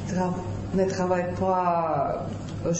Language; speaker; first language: French; non-native, learner; Russian